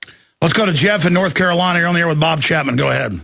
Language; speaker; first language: English; native; English